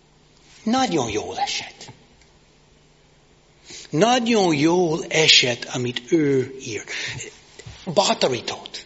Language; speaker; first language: Hungarian; non-native, fluent; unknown